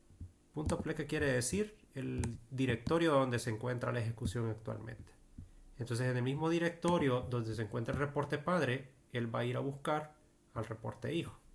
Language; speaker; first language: Spanish; native; Spanish